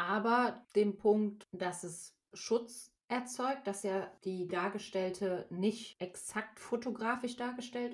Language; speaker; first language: German; native; German